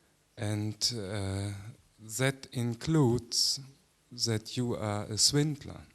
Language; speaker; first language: English; non-native, learner; German